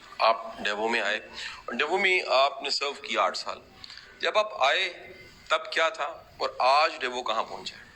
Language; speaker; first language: Urdu; native; Urdu